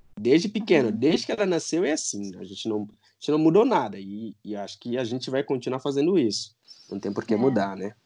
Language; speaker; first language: Portuguese; non-native, local second language; Upper Guinea Crioulo